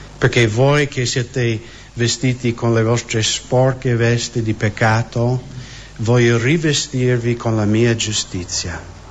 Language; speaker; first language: Italian; non-native, fluent; English